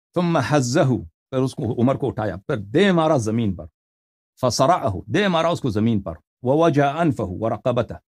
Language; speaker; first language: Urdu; non-native, fluent; Persian